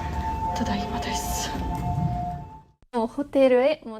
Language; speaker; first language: Japanese; non-native, fluent; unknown